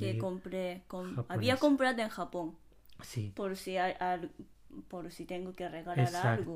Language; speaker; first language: Spanish; non-native, fluent; Japanese